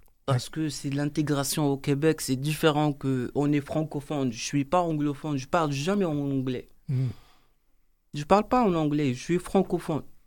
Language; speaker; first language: French; non-native, learner; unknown